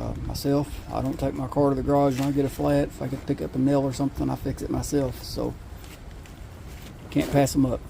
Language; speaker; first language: English; native; English